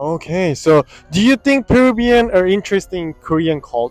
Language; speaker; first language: English; non-native, learner; Korean